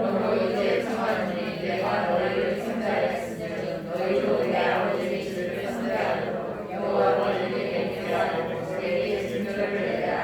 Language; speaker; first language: Korean; native; Korean